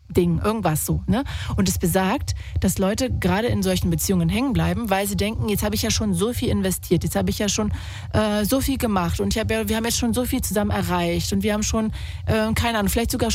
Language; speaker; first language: German; native; German